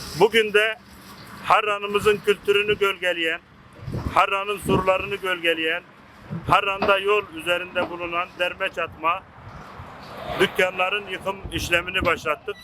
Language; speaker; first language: Turkish; native; Turkish